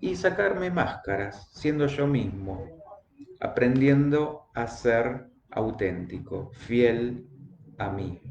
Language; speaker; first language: Spanish; native; Spanish